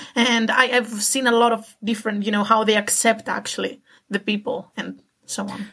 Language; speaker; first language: English; non-native, fluent; Greek